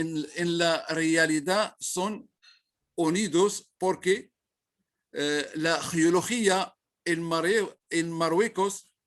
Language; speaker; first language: Spanish; non-native, learner; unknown